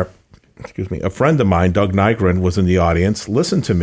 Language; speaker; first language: English; native; English